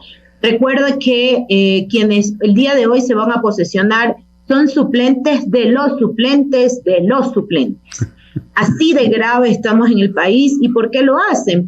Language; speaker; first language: Spanish; native; Spanish